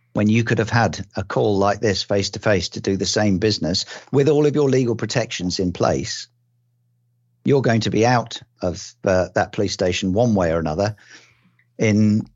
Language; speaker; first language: English; native; English